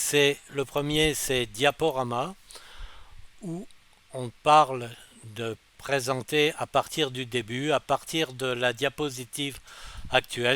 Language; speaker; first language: French; native; French